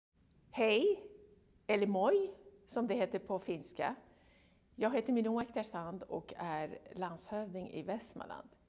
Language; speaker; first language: Swedish; non-native, fluent; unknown